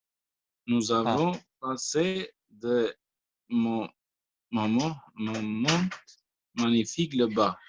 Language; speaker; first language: French; non-native, learner; Albanian